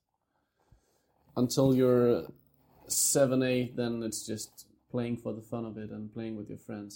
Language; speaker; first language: English; non-native, fluent; Danish